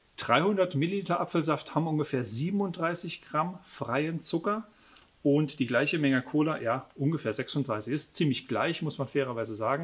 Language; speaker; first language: German; native; German